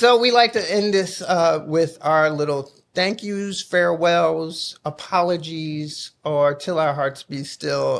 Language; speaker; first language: English; native; English